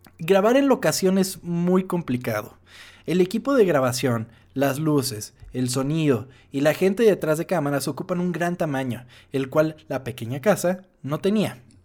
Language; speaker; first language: Spanish; non-native, fluent; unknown